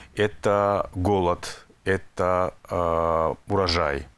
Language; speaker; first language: Russian; native; Russian